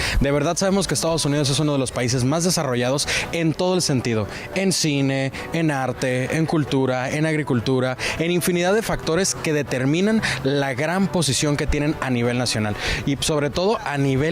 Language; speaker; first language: Spanish; native; Spanish